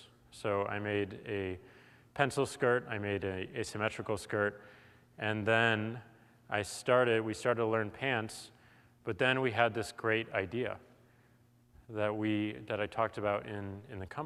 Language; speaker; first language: English; native; English